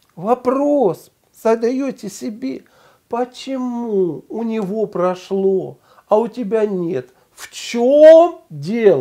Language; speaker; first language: Russian; native; Russian